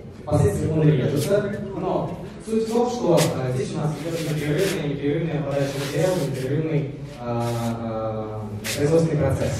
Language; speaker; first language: Russian; native; Russian